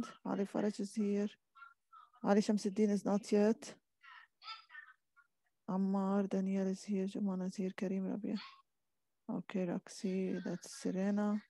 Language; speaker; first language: English; non-native, fluent; Arabic